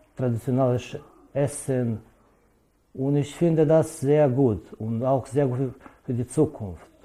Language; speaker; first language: German; non-native, learner; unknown